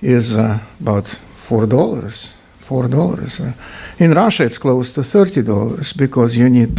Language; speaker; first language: English; non-native, fluent; Russian